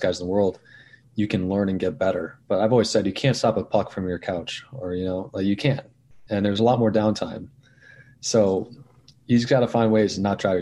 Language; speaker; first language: English; native; English